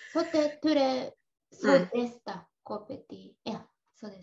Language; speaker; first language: Finnish; non-native, learner; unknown